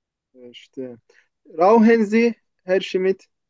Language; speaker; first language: German; non-native, learner; Turkish